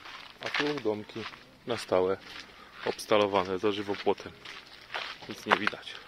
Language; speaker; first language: Polish; native; Polish